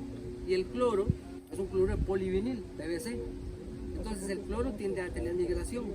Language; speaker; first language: Spanish; native; Spanish